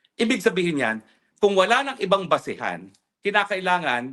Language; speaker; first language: Filipino; native; Filipino